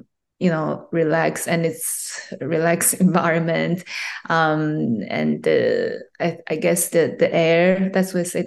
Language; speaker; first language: English; non-native, fluent; Chinese